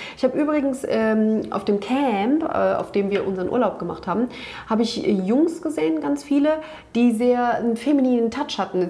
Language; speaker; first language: German; early bilingual, other home language; Turkish